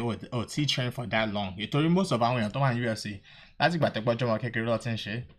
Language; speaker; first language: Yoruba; early bilingual, heritage; Yoruba